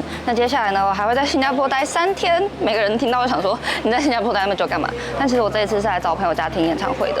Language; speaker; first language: Chinese; native; Chinese